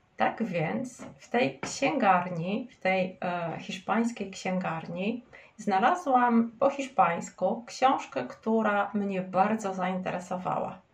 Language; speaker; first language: Polish; native; Polish